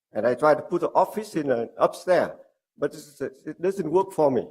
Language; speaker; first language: English; non-native, learner; Vietnamese